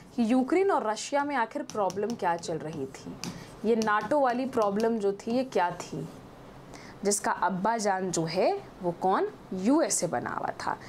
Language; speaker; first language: Hindi; native; Hindi